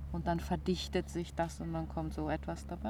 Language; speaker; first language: German; native; German